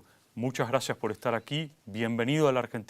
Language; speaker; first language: Spanish; native; Spanish